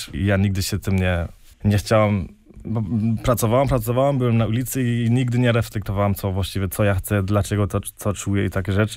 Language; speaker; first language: Polish; early bilingual, heritage; Polish